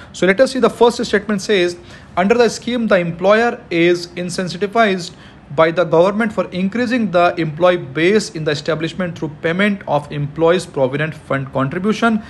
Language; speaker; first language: English; non-native, local second language; Hindi